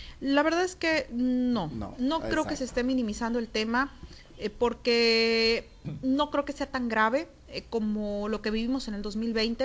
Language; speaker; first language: Spanish; native; Spanish